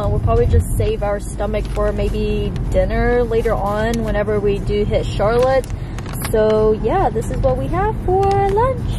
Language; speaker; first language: English; native; English